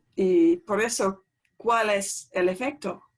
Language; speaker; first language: Spanish; non-native, fluent; English